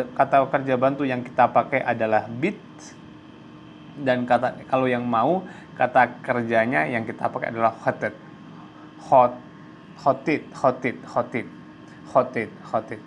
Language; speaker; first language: Indonesian; native; Indonesian